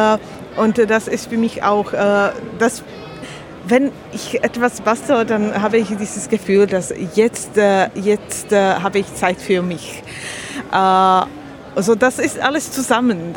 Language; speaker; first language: German; non-native, learner; Slovak